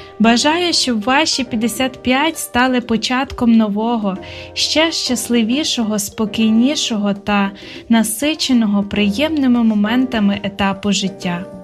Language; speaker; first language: Ukrainian; native; Ukrainian